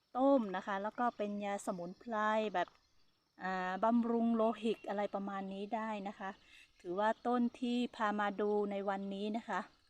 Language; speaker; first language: Thai; non-native, local second language; Hmong